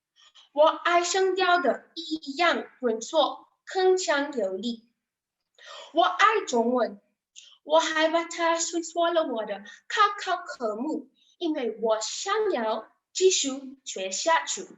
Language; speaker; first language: Chinese; non-native, learner; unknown